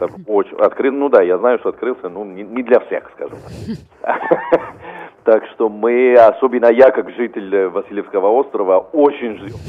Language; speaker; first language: Russian; non-native, fluent; Italian